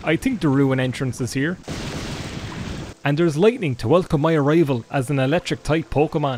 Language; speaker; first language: English; native; English